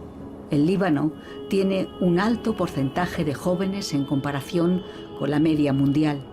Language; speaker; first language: Spanish; native; Spanish